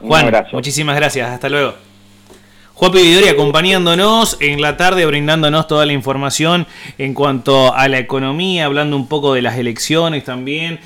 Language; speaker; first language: Spanish; native; Spanish